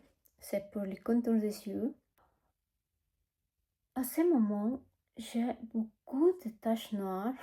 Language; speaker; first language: French; non-native, learner; Spanish